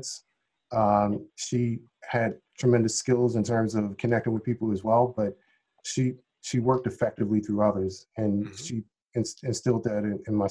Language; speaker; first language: English; native; English